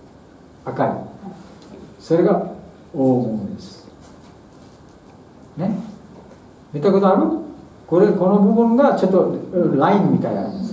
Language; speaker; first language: Japanese; non-native, fluent; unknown